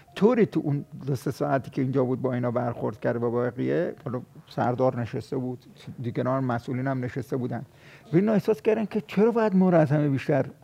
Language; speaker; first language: Persian; native; Persian